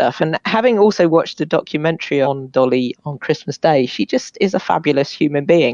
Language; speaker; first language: English; native; English